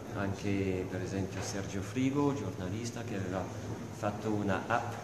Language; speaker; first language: Italian; non-native, fluent; French